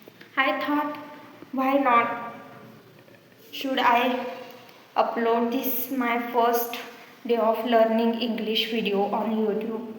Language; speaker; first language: English; non-native, learner; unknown